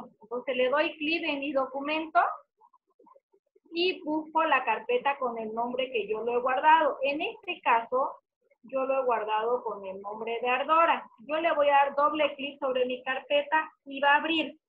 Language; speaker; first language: Spanish; native; Spanish